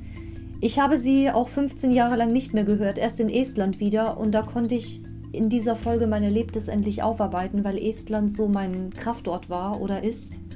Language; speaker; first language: German; native; German